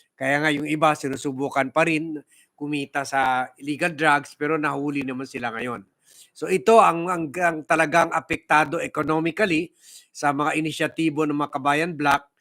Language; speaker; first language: Filipino; native; Filipino